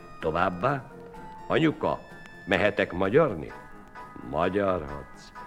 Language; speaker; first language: Hungarian; native; Hungarian